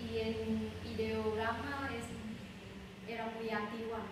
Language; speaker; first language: Spanish; non-native, learner; Vietnamese